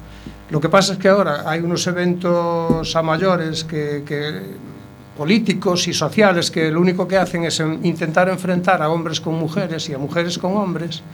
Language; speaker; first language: Spanish; native; Spanish